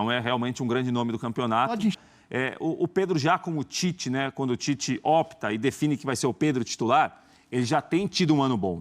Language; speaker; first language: Portuguese; native; Portuguese